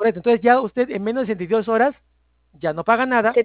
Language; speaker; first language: Spanish; native; Spanish